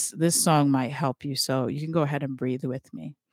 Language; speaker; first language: English; native; English